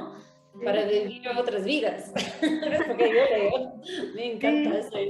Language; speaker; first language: Spanish; non-native, fluent; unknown